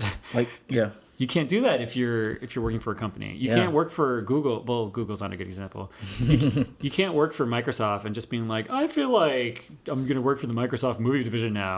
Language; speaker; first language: English; native; English